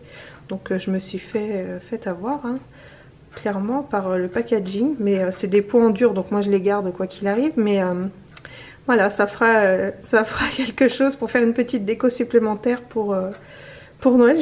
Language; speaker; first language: French; native; French